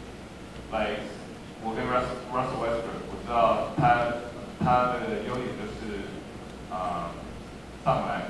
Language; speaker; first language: Chinese; early bilingual, heritage; English